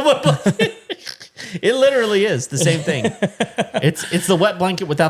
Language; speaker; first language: English; native; English